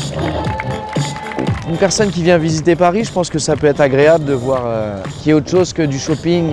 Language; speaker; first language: French; native; French